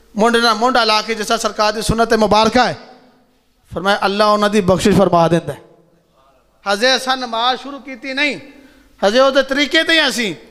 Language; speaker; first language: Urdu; non-native, local second language; Punjabi